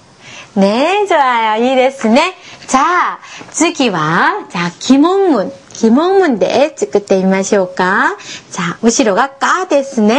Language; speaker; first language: Japanese; non-native, fluent; Korean